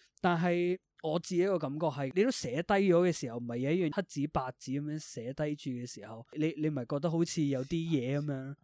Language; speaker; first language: Cantonese; early bilingual, other home language; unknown